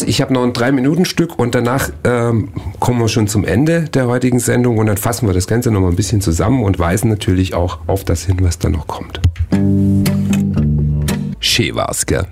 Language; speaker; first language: German; native; German